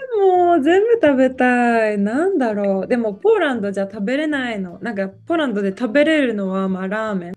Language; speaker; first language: Japanese; non-native, fluent; Polish